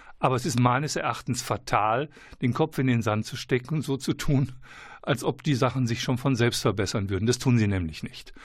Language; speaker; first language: German; native; German